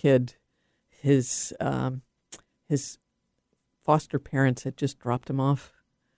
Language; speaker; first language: English; native; English